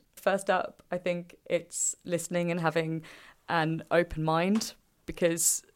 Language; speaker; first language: English; native; English